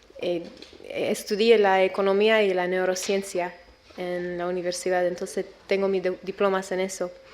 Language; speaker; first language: Spanish; non-native, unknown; Romanian